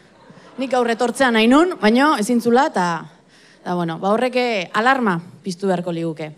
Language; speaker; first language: Basque; native; Basque